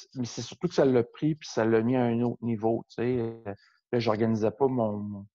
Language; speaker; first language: French; native; French